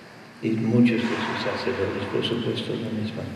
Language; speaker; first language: Spanish; non-native, fluent; English